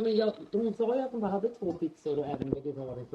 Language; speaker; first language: Swedish; native; Swedish